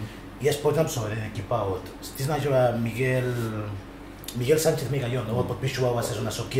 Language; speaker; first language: Macedonian; non-native, learner; Spanish